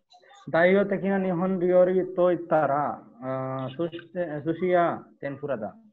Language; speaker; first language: Japanese; non-native, learner; Hindi